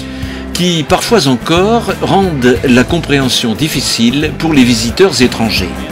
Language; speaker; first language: French; non-native, fluent; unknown